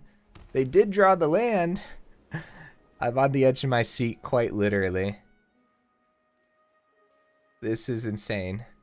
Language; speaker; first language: English; native; English